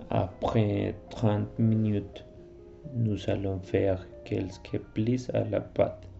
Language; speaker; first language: French; non-native, learner; Spanish